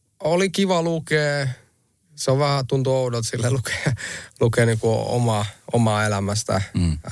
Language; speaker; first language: Finnish; early bilingual, other home language; Albanian